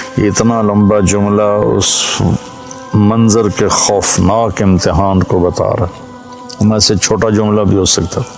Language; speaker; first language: Urdu; non-native, local second language; Punjabi